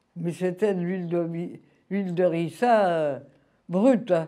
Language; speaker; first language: French; native; French